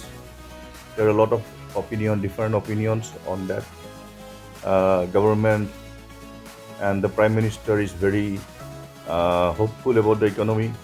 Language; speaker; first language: English; non-native, local second language; Assamese